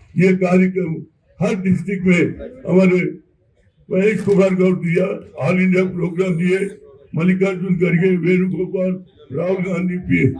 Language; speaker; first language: Hindi; non-native, local second language; Telugu